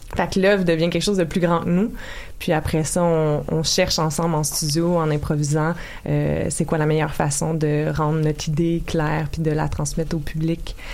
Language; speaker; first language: French; native; French